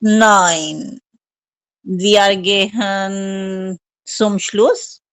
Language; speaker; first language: German; non-native, learner; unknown